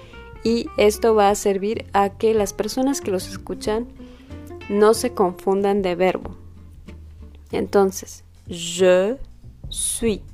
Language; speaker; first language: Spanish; non-native, fluent; French